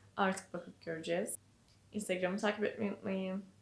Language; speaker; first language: Turkish; native; Turkish